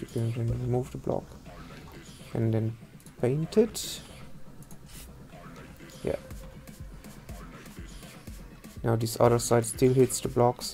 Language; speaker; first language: English; non-native, fluent; German